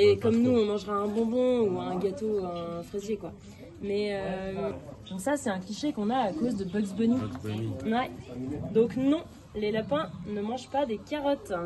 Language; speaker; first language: French; native; French